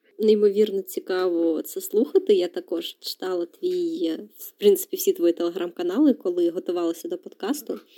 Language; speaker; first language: Ukrainian; native; Ukrainian